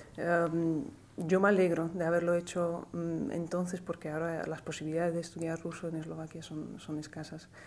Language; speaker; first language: Spanish; non-native, fluent; Slovak